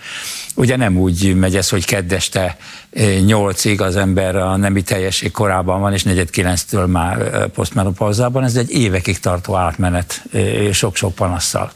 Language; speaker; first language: Hungarian; native; Hungarian